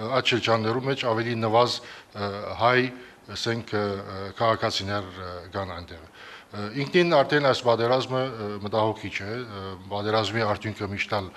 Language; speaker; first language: Armenian; early bilingual, heritage; Armenian